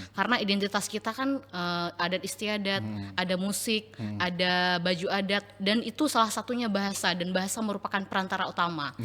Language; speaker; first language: Indonesian; non-native, local second language; Achinese